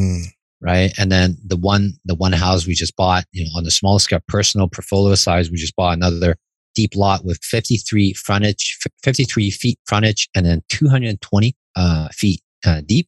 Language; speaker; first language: English; non-native, fluent; Chinese